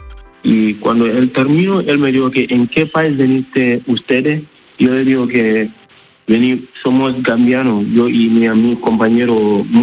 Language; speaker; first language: Spanish; non-native, learner; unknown